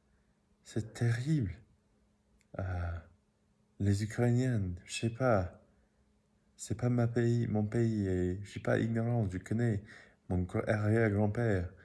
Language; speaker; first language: French; non-native, learner; English